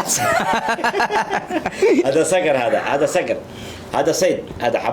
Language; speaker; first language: Arabic; non-native, learner; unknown